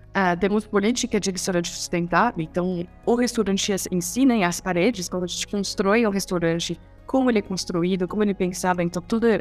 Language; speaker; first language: Portuguese; non-native, fluent; French